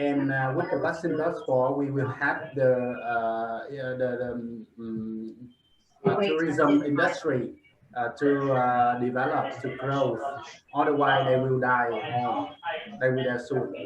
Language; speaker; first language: English; non-native, learner; Vietnamese